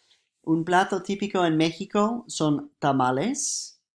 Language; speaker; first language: Spanish; non-native, fluent; English